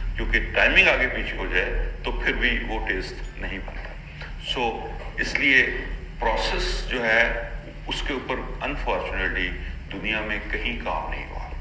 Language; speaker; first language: Urdu; non-native, local second language; Punjabi